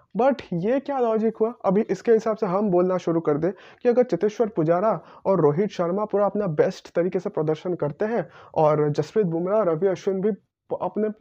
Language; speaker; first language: Hindi; non-native, local second language; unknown